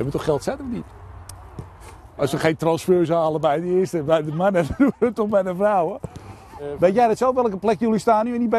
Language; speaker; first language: Dutch; native; Dutch